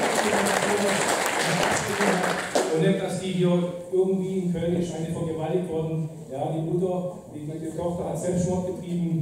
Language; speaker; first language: German; native; German